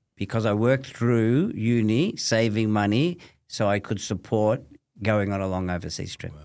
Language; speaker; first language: English; native; English